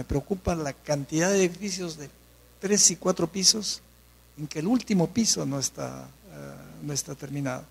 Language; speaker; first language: Spanish; native; Spanish